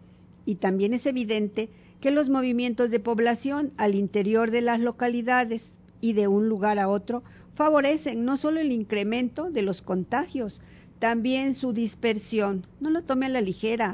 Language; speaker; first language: Spanish; native; Spanish